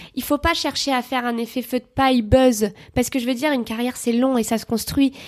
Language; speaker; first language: French; native; French